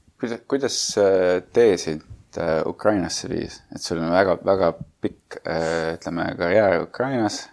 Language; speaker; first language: Estonian; native; Estonian